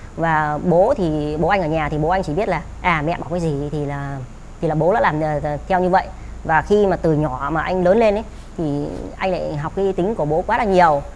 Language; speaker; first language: Vietnamese; native; Vietnamese